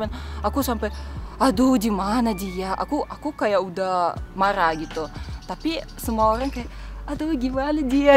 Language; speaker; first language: Indonesian; non-native, fluent; Russian